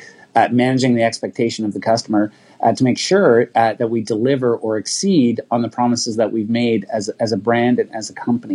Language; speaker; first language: English; native; English